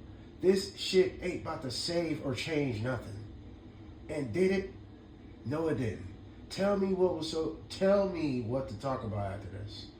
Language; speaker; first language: English; native; English